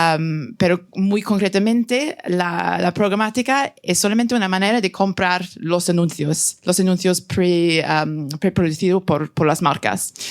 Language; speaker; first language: Spanish; non-native, fluent; French